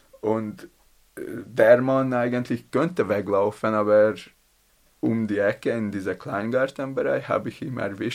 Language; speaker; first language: German; non-native, learner; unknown